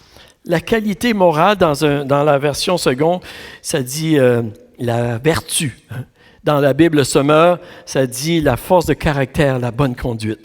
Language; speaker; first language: French; native; French